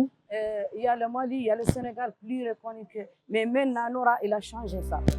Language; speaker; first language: French; non-native, learner; Arabic